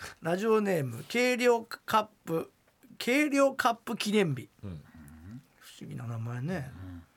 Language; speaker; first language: Japanese; native; Japanese